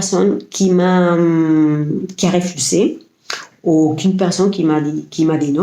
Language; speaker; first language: French; non-native, fluent; Spanish